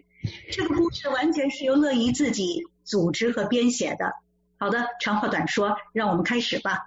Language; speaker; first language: Chinese; native; Chinese